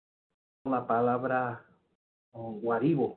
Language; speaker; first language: Spanish; early bilingual, heritage; Spanish